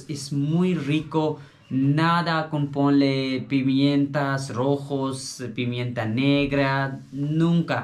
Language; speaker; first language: Spanish; non-native, learner; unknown